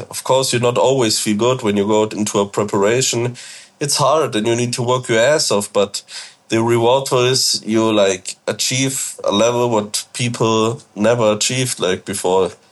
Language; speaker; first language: English; non-native, fluent; German